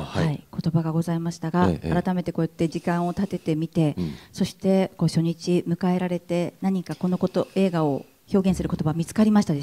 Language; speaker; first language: Japanese; native; Japanese